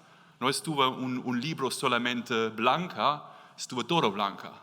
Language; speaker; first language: Spanish; non-native, learner; German